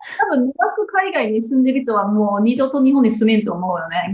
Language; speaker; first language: Japanese; non-native, fluent; English